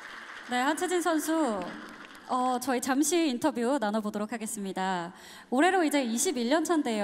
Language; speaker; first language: Korean; native; Korean